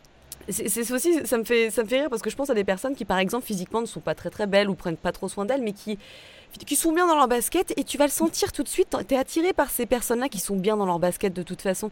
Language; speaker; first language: French; native; French